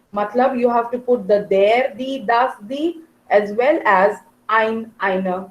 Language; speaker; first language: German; non-native, fluent; Marathi